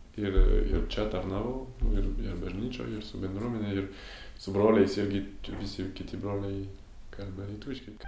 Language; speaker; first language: Lithuanian; non-native, fluent; French